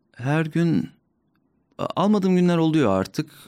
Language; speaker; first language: Turkish; native; Turkish